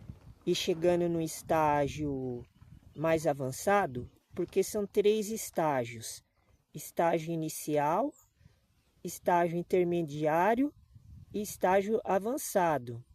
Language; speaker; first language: Portuguese; native; Portuguese